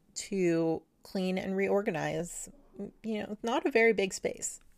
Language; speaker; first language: English; non-native, local second language; Filipino